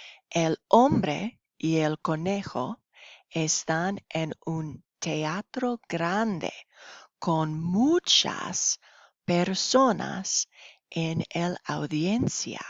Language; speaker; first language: Spanish; non-native, fluent; English